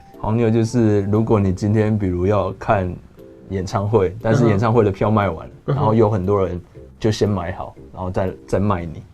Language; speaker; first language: Chinese; native; Chinese